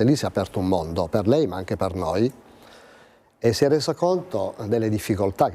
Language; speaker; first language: Italian; native; Italian